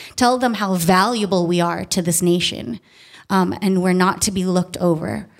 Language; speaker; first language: English; early bilingual, other home language; Filipino